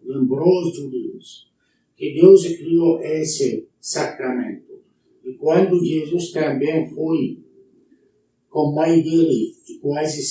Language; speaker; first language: Portuguese; non-native, learner; Arabic